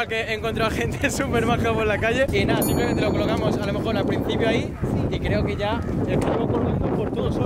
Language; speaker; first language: Spanish; native; Spanish